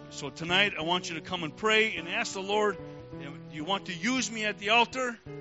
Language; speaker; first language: English; native; English